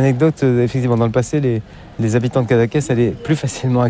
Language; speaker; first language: French; native; French